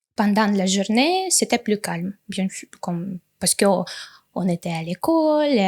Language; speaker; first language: French; non-native, fluent; Russian